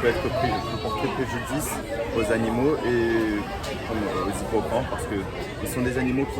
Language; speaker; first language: French; non-native, fluent; Portuguese